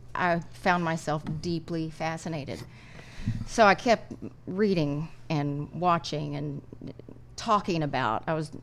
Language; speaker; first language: English; native; English